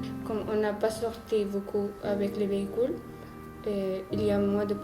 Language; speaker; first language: French; non-native, learner; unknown